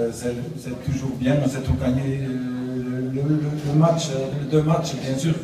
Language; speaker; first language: French; non-native, learner; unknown